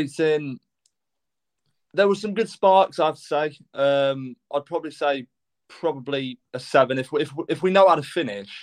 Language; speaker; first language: English; native; English